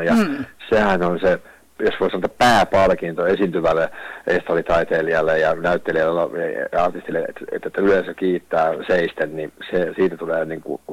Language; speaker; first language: Finnish; native; Finnish